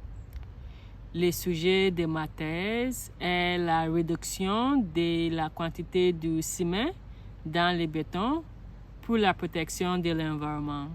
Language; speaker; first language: French; non-native, learner; Akan